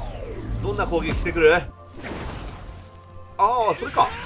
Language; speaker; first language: Japanese; native; Japanese